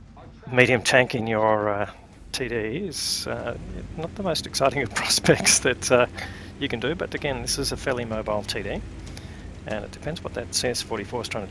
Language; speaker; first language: English; native; English